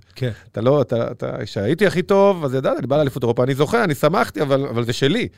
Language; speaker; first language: Hebrew; native; Hebrew